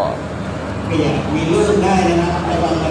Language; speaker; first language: Thai; native; Thai